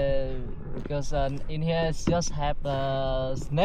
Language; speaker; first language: English; non-native, learner; Vietnamese